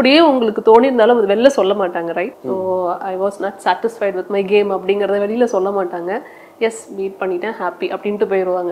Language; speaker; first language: Tamil; native; Tamil